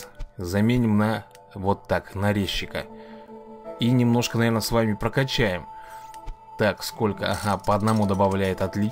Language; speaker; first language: Russian; native; Russian